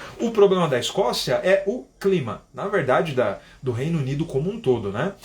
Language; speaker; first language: Portuguese; native; Portuguese